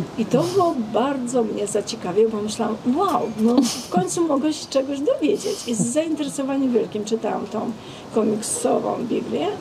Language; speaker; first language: Polish; non-native, fluent; Armenian